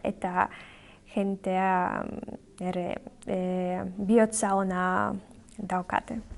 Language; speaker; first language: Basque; non-native, learner; Belarusian